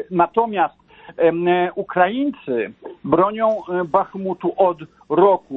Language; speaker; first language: Polish; native; Polish